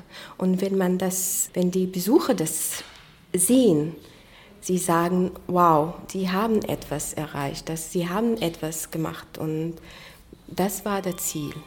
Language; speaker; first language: German; non-native, fluent; Arabic